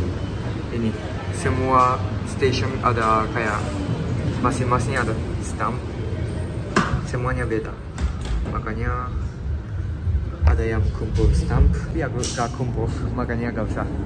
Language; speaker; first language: Indonesian; non-native, fluent; Japanese